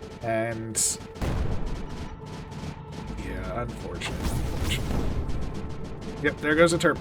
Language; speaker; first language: English; native; English